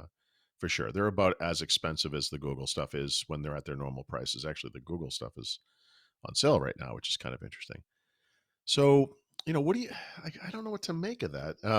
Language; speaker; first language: English; native; English